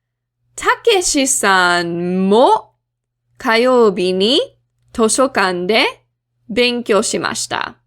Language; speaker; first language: Japanese; non-native, fluent; English